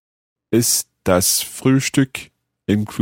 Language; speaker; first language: German; non-native, learner; English